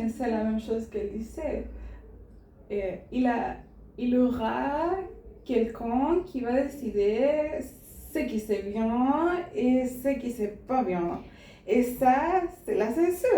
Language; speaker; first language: French; non-native, learner; Spanish